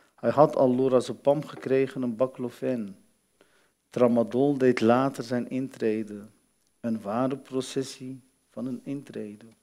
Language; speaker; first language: Dutch; early bilingual, other home language; Arabic